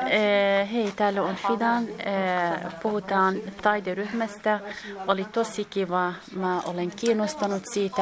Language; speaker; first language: Finnish; non-native, learner; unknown